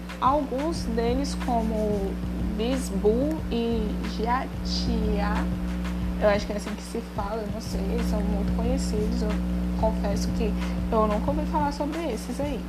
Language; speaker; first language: Portuguese; native; Portuguese